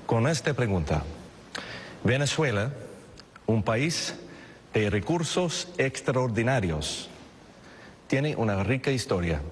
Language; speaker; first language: Spanish; non-native, fluent; English